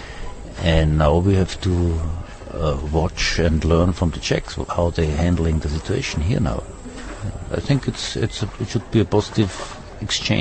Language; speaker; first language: English; non-native, fluent; German